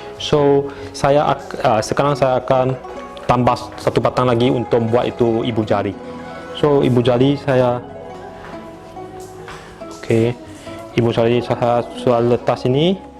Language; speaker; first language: Indonesian; non-native, local second language; Chinese